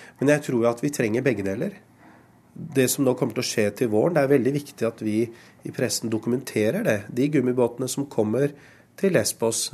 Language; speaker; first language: Norwegian; early bilingual, other home language; Urdu